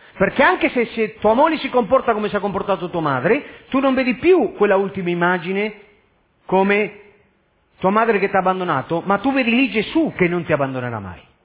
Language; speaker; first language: Italian; non-native, fluent; Spanish